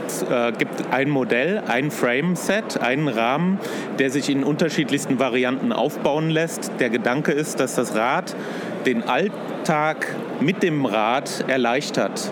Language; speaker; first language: German; native; German